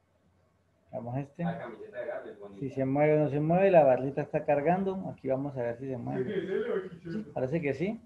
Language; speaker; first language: Spanish; native; Spanish